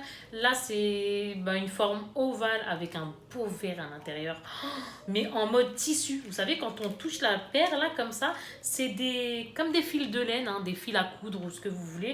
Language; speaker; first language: French; native; French